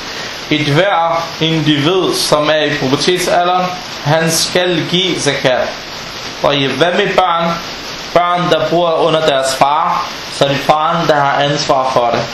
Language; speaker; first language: Danish; non-native, fluent; Arabic